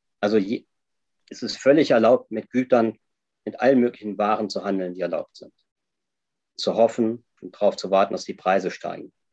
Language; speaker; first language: German; native; German